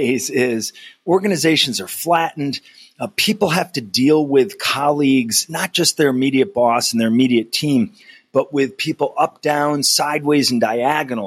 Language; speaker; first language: English; native; English